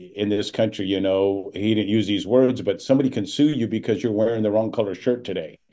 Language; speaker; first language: English; native; English